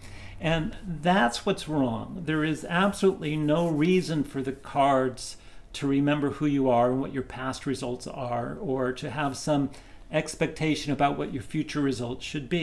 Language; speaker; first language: English; native; English